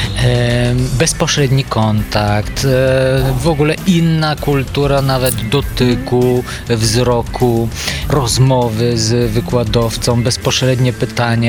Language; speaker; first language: Polish; non-native, fluent; Bulgarian